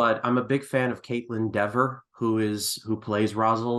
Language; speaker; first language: English; native; English